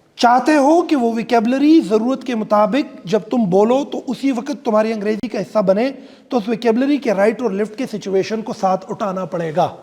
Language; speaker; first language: Urdu; non-native, local second language; Pashto